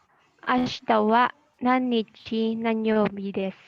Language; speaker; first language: Japanese; non-native, learner; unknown